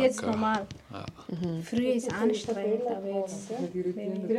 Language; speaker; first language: German; non-native, learner; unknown